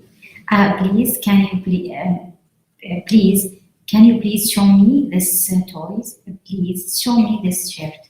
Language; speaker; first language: English; non-native, learner; Arabic